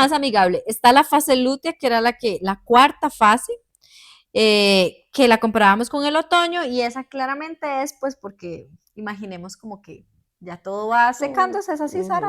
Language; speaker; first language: Spanish; native; Spanish